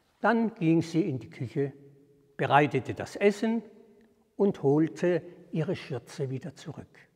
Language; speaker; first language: German; native; German